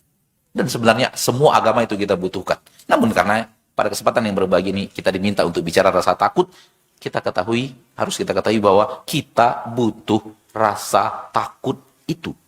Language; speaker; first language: Indonesian; native; Indonesian